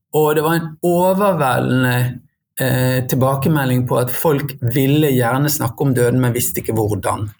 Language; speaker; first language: Norwegian; native; Norwegian